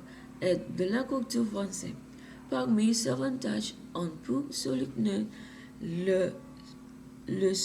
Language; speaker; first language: French; non-native, learner; Spanish